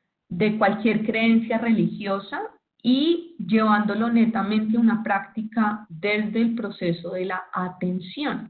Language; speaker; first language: Spanish; native; Spanish